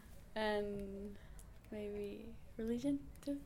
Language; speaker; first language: English; non-native, learner; Spanish